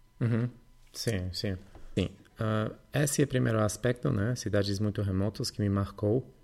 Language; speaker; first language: Portuguese; non-native, fluent; Polish